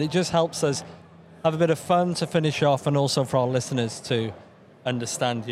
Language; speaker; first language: English; native; English